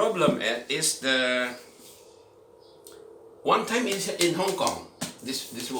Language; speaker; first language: English; non-native, learner; Indonesian